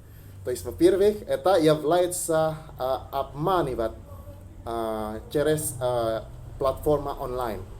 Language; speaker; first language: Russian; non-native, learner; Indonesian